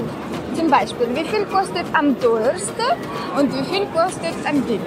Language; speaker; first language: German; non-native, learner; Russian